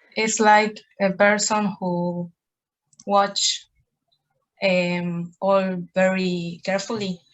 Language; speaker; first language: English; non-native, learner; Spanish